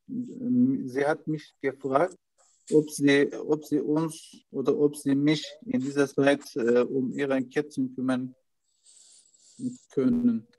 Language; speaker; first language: German; non-native, learner; Turkish